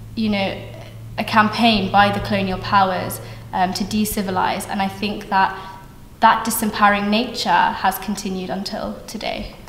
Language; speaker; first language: English; native; English